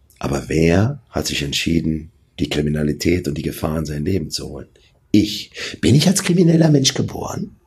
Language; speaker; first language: German; native; German